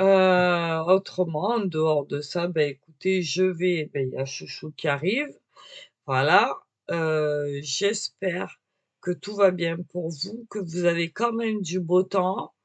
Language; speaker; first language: French; native; French